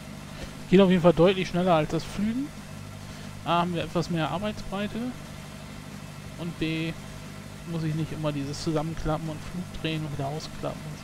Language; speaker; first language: German; native; German